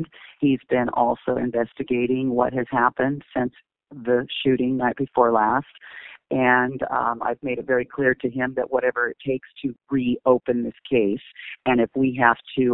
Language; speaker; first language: English; native; English